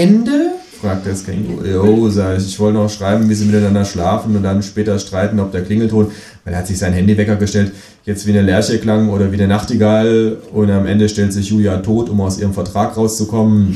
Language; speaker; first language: German; native; German